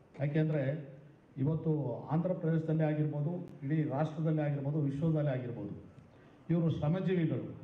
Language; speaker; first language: Kannada; non-native, local second language; Telugu